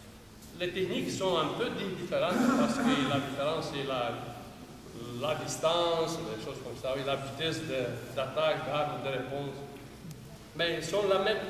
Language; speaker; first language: French; non-native, fluent; Romanian